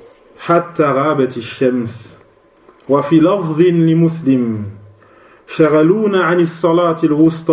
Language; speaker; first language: Arabic; non-native, fluent; French